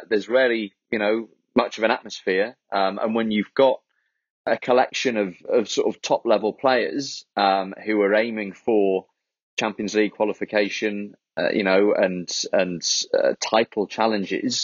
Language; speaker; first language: English; native; English